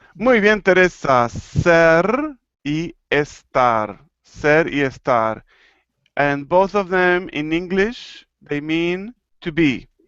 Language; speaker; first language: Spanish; native; Spanish